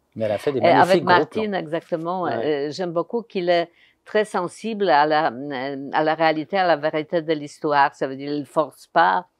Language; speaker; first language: French; non-native, fluent; Polish